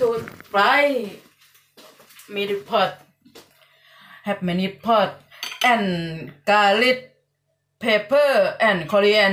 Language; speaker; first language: English; non-native, learner; Thai